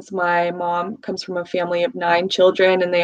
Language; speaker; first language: English; early bilingual, other home language; Russian